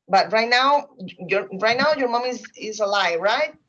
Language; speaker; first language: English; non-native, fluent; Spanish